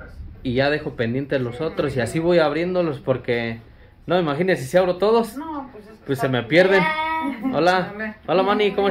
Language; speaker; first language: Spanish; native; Spanish